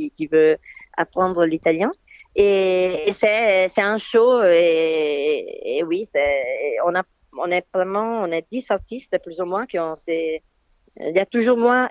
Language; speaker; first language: French; non-native, fluent; Italian